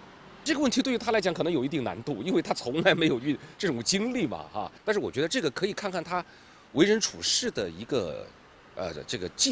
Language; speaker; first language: Chinese; native; Chinese